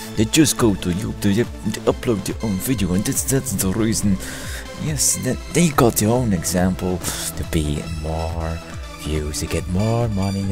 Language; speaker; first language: English; non-native, fluent; Dutch